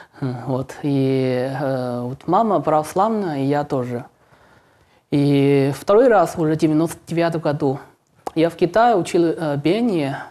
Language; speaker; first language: Russian; non-native, learner; Chinese